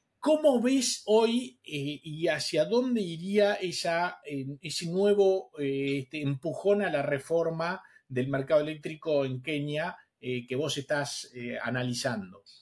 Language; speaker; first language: Spanish; native; Spanish